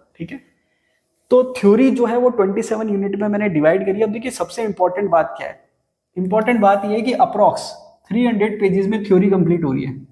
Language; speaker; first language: Hindi; native; Hindi